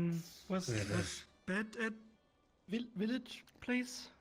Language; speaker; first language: English; non-native, learner; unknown